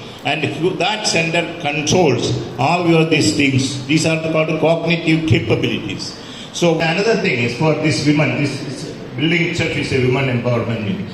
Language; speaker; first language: English; non-native, local second language; Malayalam